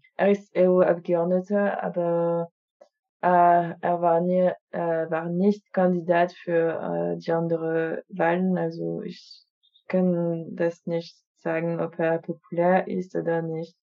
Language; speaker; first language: German; non-native, fluent; French